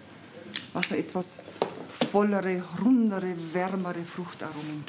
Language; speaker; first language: German; native; German